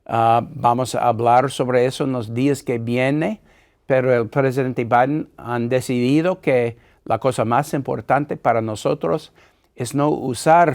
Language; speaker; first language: Spanish; non-native, fluent; English